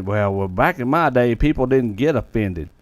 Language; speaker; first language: English; native; English